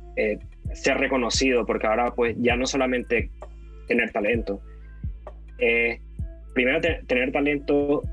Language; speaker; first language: Spanish; native; Spanish